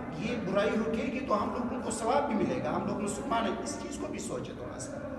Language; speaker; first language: Urdu; non-native, local second language; Pashto